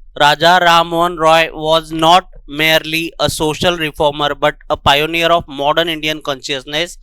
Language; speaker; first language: English; non-native, local second language; Marathi